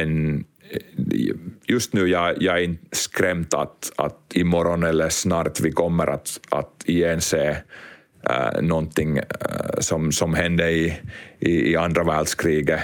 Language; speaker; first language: Swedish; non-native, local second language; Finnish